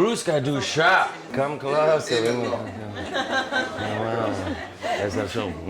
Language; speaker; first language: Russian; non-native, learner; English